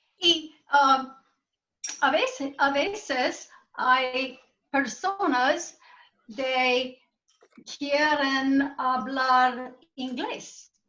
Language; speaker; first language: Spanish; non-native, learner; English